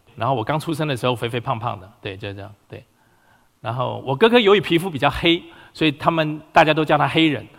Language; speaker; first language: Chinese; native; Chinese